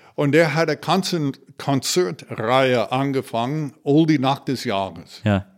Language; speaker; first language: German; non-native, fluent; English